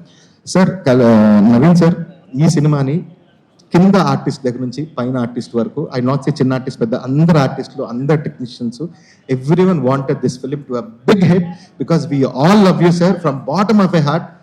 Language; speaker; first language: Telugu; native; Telugu